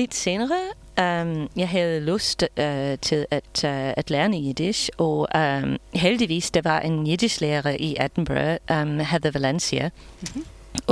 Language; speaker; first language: Danish; non-native, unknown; English